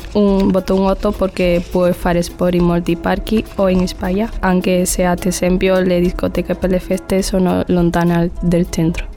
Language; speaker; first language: Italian; non-native, learner; Spanish